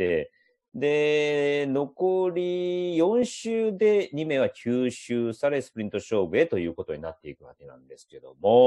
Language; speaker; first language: Japanese; native; Japanese